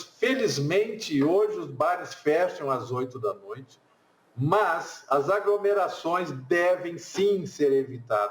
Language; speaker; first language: Portuguese; native; Portuguese